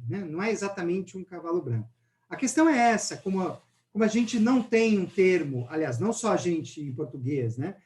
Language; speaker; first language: Portuguese; native; Portuguese